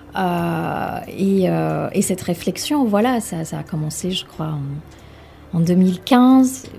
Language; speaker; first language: French; non-native, fluent; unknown